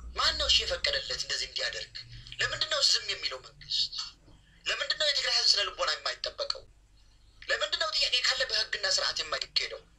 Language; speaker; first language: Amharic; non-native, local second language; Tigrinya